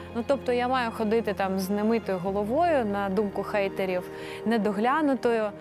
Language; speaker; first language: Ukrainian; native; Ukrainian